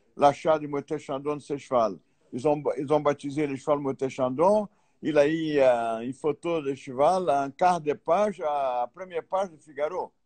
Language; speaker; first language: French; non-native, fluent; Portuguese